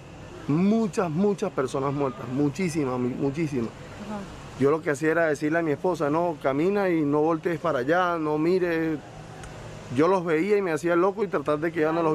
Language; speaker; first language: Spanish; native; Spanish